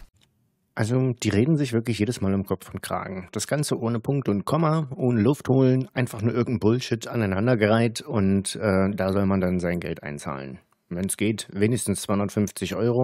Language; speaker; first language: German; native; German